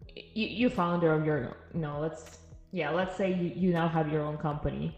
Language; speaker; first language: English; non-native, fluent; Russian